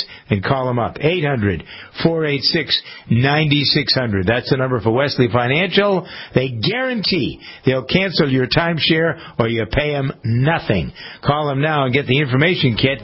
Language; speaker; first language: English; native; English